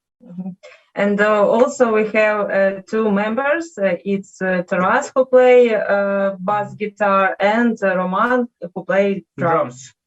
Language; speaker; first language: English; non-native, learner; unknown